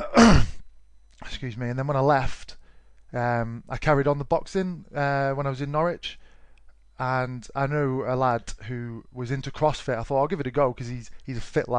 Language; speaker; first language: English; native; English